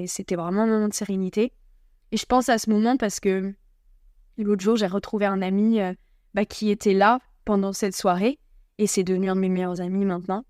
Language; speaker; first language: French; native; French